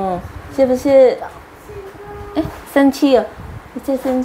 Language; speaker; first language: Chinese; non-native, fluent; Indonesian